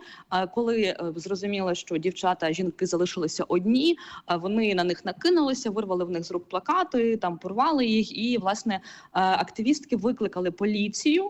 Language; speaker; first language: Ukrainian; native; Ukrainian